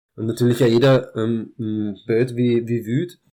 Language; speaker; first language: German; early bilingual, other home language; Hungarian